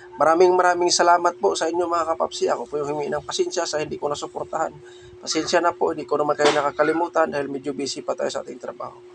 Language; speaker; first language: Filipino; non-native, local second language; Cebuano